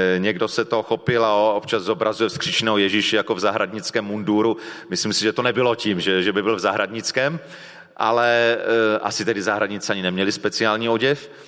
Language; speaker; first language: Czech; native; Czech